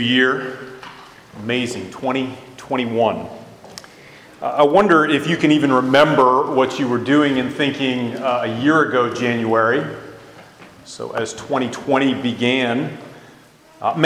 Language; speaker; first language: English; native; English